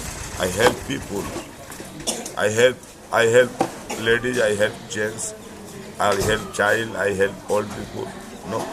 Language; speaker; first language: English; non-native, learner; Hindi